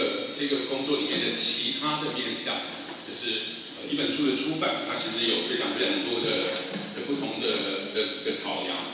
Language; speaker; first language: Chinese; native; Chinese